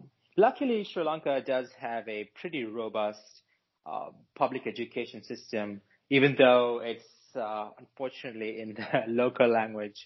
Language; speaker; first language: English; non-native, local second language; Sinhala